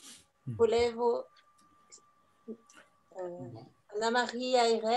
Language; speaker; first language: Italian; non-native, learner; French